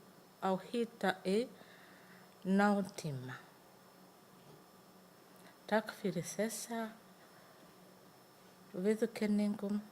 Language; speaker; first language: Icelandic; non-native, learner; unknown